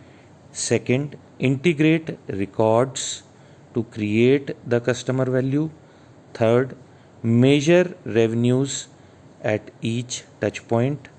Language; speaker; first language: English; non-native, local second language; Hindi